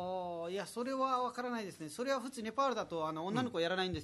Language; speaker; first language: Japanese; non-native, fluent; Nepali